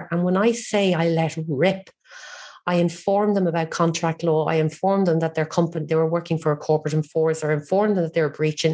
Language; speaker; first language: English; native; English